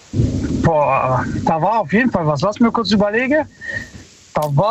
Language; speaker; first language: German; early bilingual, other home language; Italian